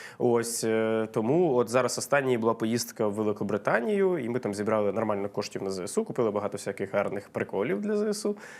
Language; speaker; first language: Ukrainian; non-native, local second language; Russian